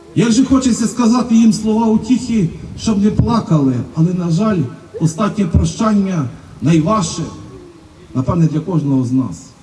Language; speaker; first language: Ukrainian; native; Ukrainian